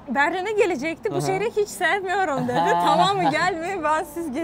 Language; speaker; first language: Turkish; non-native, fluent; Russian